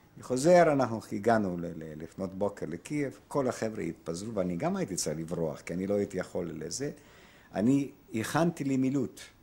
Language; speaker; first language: Hebrew; non-native, fluent; Polish